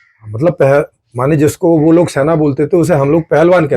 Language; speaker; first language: Hindi; native; Hindi